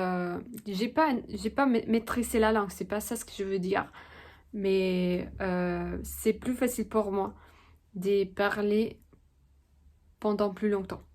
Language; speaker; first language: French; non-native, fluent; Spanish